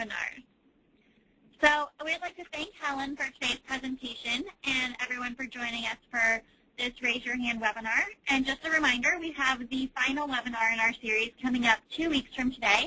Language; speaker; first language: English; native; English